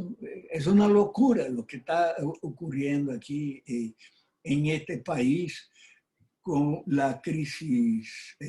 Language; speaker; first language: Spanish; non-native, fluent; Portuguese